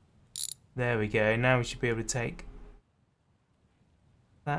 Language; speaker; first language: English; native; English